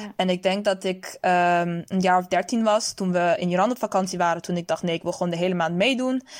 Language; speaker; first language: Dutch; early bilingual, other home language; Persian